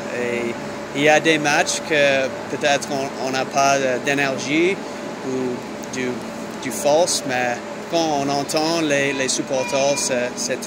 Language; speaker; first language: French; non-native, learner; English